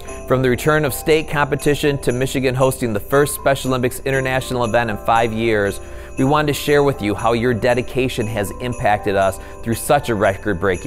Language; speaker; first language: English; native; English